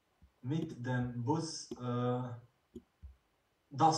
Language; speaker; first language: German; non-native, learner; Bosnian